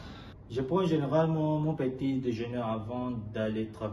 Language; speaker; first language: French; non-native, learner; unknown